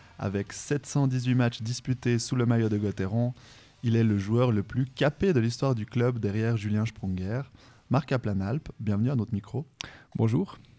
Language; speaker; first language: French; native; French